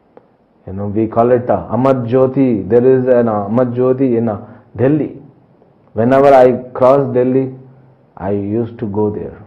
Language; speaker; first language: English; non-native, local second language; Telugu